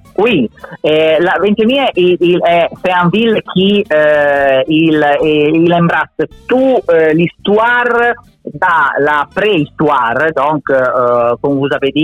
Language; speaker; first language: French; non-native, learner; Italian